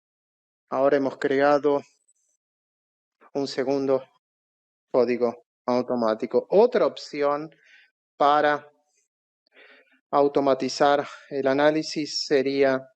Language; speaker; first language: Spanish; non-native, fluent; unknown